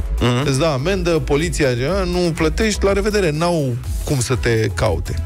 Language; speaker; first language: Romanian; native; Romanian